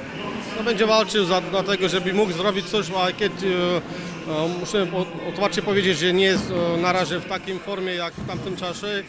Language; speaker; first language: Polish; non-native, learner; Slovak